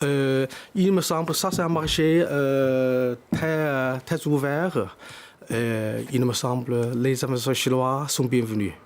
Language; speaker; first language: French; non-native, fluent; Chinese